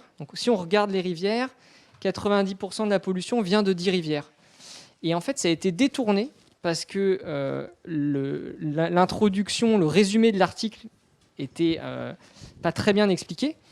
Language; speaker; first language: French; native; French